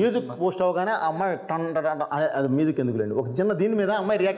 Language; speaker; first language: Telugu; native; Telugu